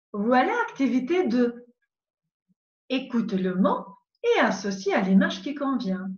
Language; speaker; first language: French; non-native, fluent; Macedonian